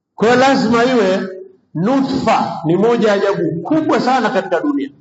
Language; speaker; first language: Swahili; native; Swahili